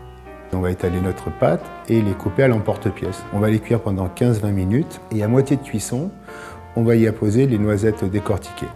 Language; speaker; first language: French; native; French